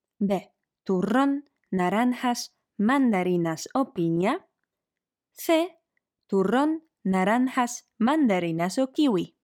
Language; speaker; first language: Spanish; non-native, fluent; Polish